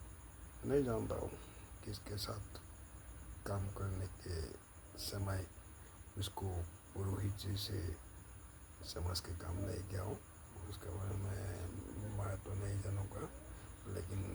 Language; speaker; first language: Hindi; non-native, local second language; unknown